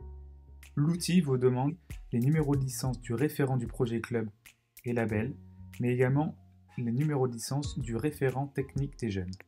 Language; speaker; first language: French; native; French